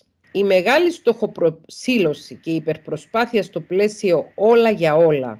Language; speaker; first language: Greek; native; Greek